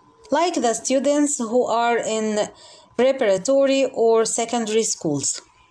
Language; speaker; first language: English; non-native, fluent; Arabic